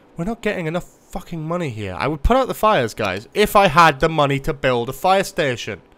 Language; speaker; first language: English; native; English